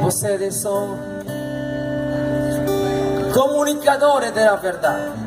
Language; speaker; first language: Portuguese; non-native, learner; Spanish